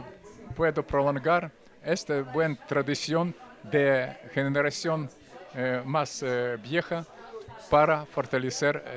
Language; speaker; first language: Spanish; non-native, fluent; Russian